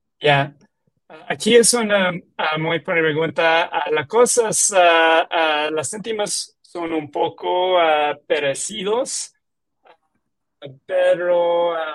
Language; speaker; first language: Spanish; non-native, learner; English